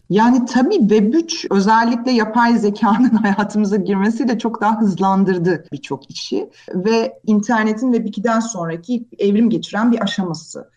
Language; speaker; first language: Turkish; native; Turkish